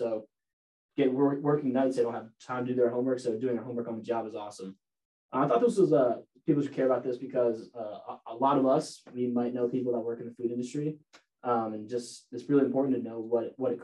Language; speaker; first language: English; native; English